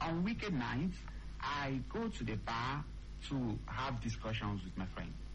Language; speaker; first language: English; non-native, learner; Chinese